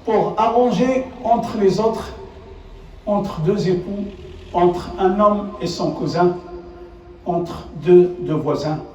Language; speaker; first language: French; non-native, local second language; Arabic